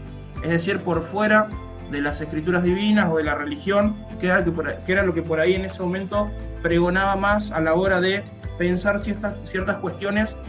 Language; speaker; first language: Spanish; native; Spanish